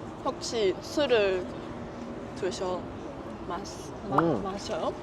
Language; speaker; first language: Korean; non-native, learner; Japanese